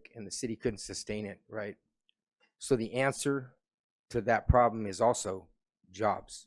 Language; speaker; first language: English; native; English